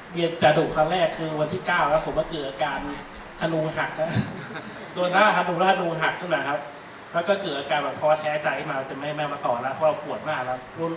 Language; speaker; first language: Thai; native; Thai